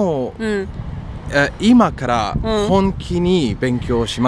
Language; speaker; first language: Japanese; non-native, learner; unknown